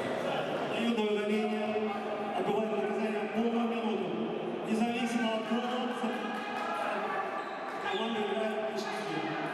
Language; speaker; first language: Russian; native; Russian